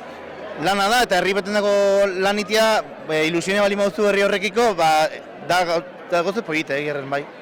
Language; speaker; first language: Basque; native; Basque